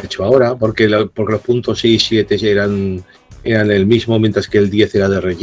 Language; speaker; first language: Spanish; native; Spanish